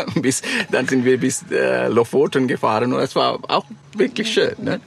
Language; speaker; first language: German; non-native, fluent; Sinhala